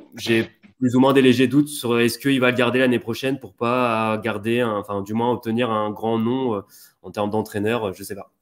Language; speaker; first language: French; native; French